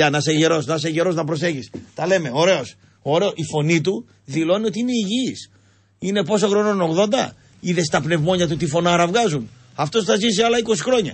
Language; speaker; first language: Greek; native; Greek